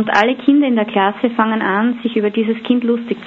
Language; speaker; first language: German; native; German